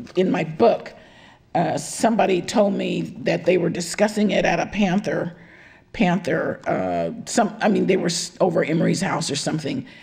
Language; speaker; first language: English; native; English